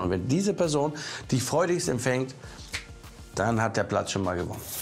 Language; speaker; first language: German; native; German